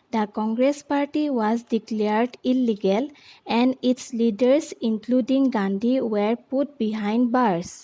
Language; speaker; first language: English; non-native, local second language; Assamese